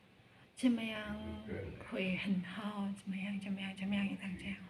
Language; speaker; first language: Chinese; non-native, learner; Indonesian